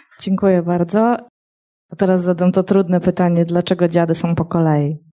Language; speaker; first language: Polish; native; Polish